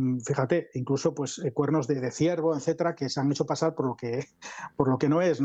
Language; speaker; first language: Spanish; native; Spanish